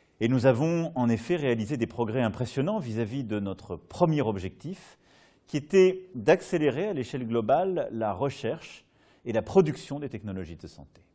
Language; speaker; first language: French; native; French